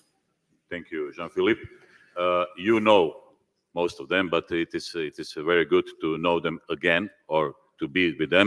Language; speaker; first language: English; non-native, fluent; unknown